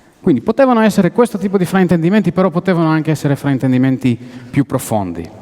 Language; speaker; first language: Italian; non-native, fluent; Hebrew